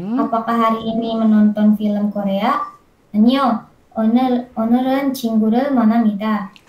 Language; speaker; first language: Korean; non-native, learner; Indonesian